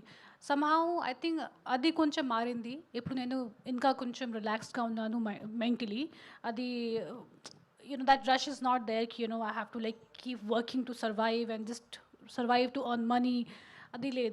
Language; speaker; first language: Telugu; non-native, fluent; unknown